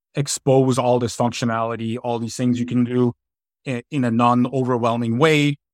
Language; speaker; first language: English; non-native, fluent; German